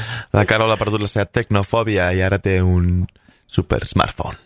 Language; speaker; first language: Catalan; native; Catalan